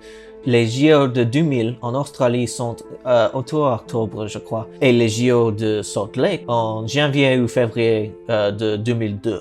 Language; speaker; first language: French; non-native, learner; English